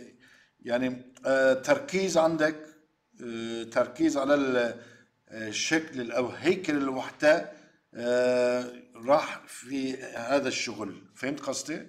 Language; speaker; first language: Arabic; non-native, learner; Turkish